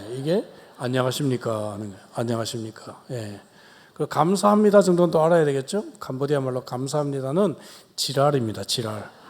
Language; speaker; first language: Korean; native; Korean